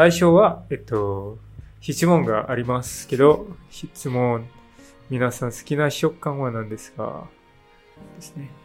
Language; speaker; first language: Japanese; non-native, learner; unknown